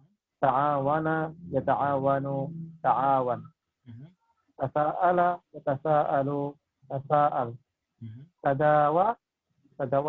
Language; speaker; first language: Arabic; non-native, learner; Indonesian